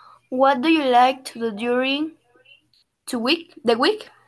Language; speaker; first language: English; non-native, learner; Spanish